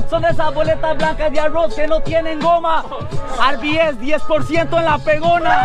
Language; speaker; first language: Spanish; native; Spanish